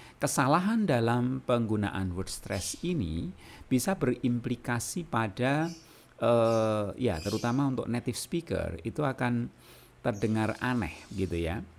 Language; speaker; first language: Indonesian; native; Indonesian